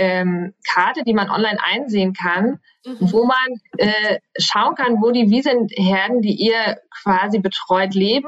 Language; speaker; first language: German; native; German